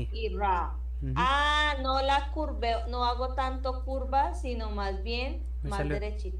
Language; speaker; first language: Spanish; native; Spanish